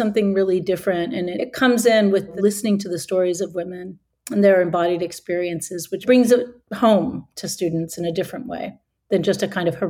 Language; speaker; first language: English; native; English